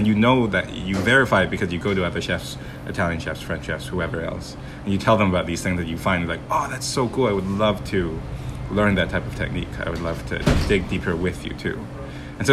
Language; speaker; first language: English; non-native, local second language; Cantonese